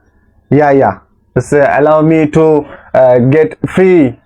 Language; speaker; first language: English; non-native, learner; Bangla